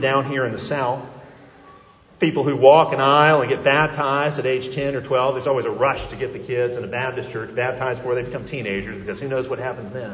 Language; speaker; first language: English; native; English